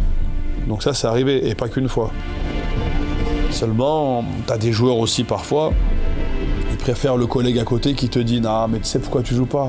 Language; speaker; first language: French; native; French